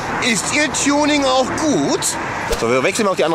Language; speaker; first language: German; native; German